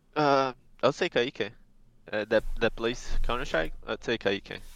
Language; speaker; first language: English; non-native, fluent; Portuguese